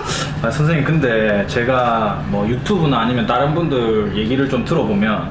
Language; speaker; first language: Korean; native; Korean